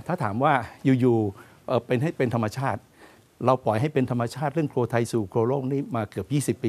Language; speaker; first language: Thai; native; Thai